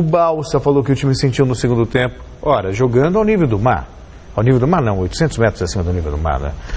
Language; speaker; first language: Portuguese; native; Portuguese